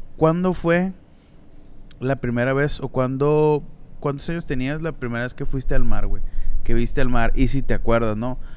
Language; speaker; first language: Spanish; native; Spanish